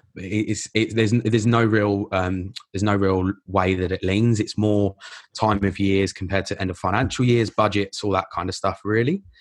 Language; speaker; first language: English; native; English